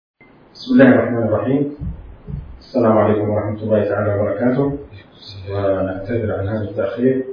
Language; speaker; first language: Arabic; native; Arabic